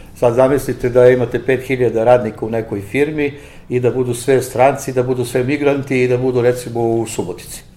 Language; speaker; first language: Serbian; native; Serbian